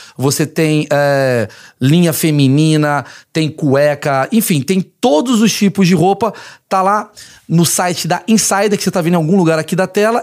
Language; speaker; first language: Portuguese; native; Portuguese